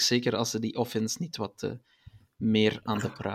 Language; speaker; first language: Dutch; native; Dutch